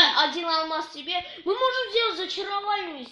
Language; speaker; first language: Russian; native; Russian